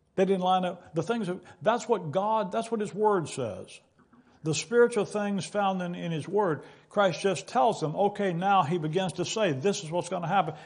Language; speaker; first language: English; native; English